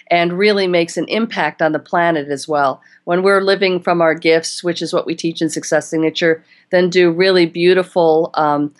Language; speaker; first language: English; native; English